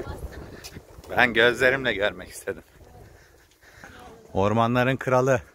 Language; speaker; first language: Turkish; native; Turkish